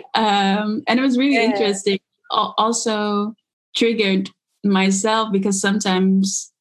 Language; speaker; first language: English; early bilingual, other home language; Dutch